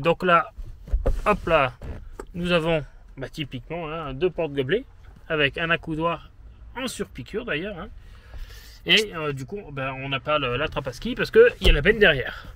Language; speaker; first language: French; native; French